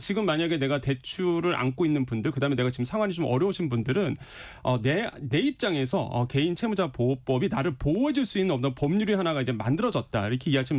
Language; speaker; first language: Korean; native; Korean